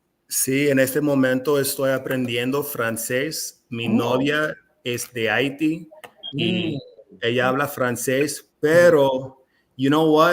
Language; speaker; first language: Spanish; non-native, fluent; English